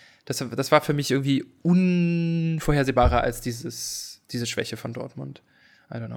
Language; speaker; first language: German; native; German